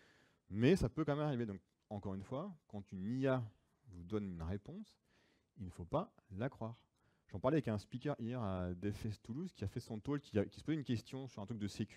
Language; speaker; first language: French; native; French